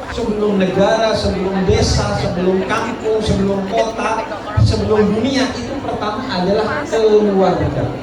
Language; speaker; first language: Indonesian; non-native, local second language; Madurese